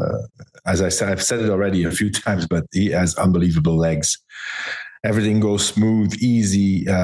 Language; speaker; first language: English; non-native, fluent; Dutch